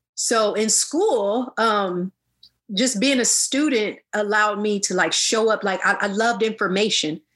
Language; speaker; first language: English; native; English